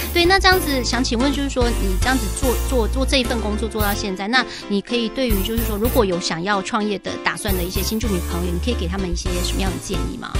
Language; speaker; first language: Chinese; native; Chinese